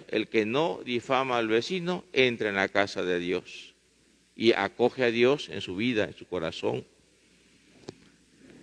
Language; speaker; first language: Spanish; native; Spanish